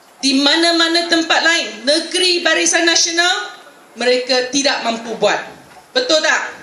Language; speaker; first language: Malay; non-native, local second language; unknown